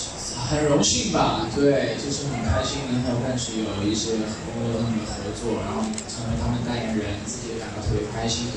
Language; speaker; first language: Chinese; native; Chinese